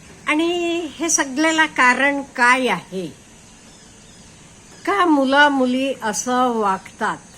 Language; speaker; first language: Marathi; native; Marathi